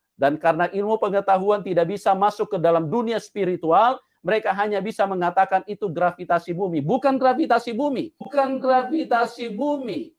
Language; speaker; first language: Indonesian; non-native, local second language; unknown